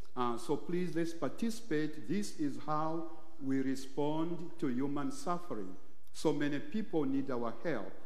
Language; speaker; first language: English; non-native, local second language; Bemba